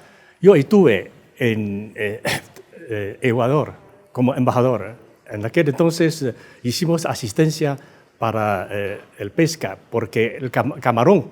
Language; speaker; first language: Spanish; non-native, fluent; Chinese